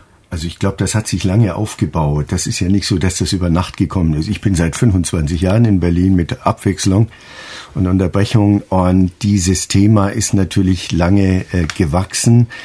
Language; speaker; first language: German; native; German